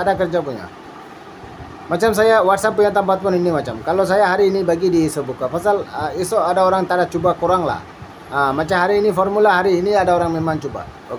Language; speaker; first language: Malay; non-native, learner; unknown